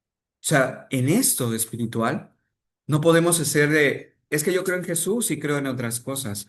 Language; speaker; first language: Spanish; native; Spanish